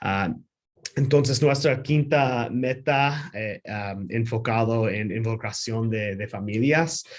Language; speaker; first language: Spanish; non-native, learner; English